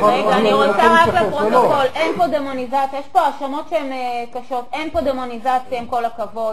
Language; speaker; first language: Hebrew; native; Hebrew